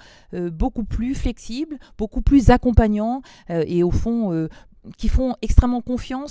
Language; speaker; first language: French; native; French